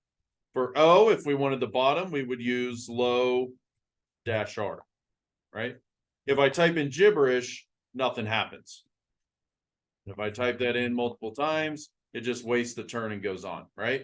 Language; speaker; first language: English; native; English